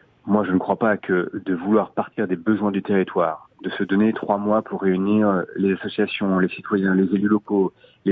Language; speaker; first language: French; native; French